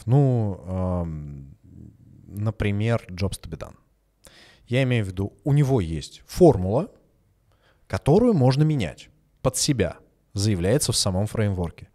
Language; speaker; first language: Russian; native; Russian